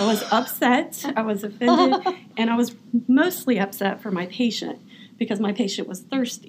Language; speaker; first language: English; native; English